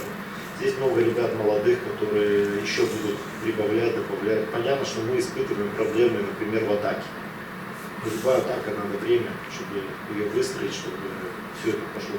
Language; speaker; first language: Russian; native; Russian